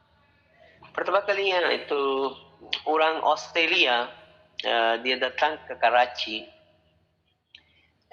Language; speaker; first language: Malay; non-native, learner; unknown